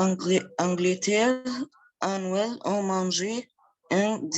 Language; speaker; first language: French; non-native, learner; Arabic